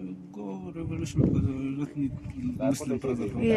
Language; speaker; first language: English; non-native, learner; Arabic